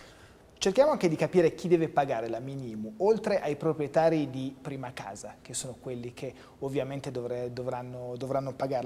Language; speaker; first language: Italian; native; Italian